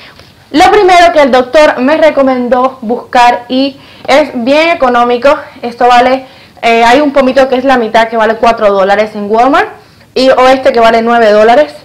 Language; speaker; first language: Spanish; native; Spanish